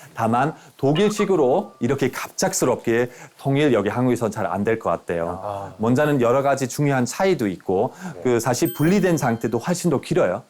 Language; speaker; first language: Korean; non-native, fluent; German